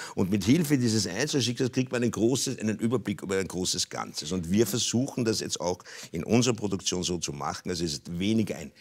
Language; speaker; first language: German; native; German